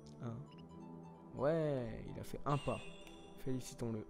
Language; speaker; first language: French; native; French